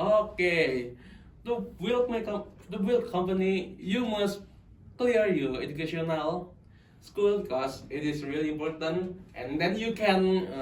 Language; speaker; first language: English; non-native, local second language; Indonesian